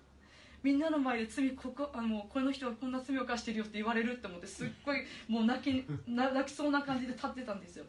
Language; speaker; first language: Japanese; native; Japanese